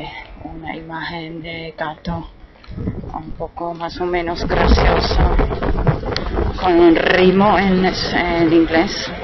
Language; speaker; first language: Spanish; non-native, fluent; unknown